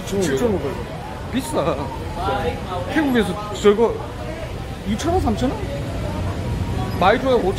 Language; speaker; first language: Korean; native; Korean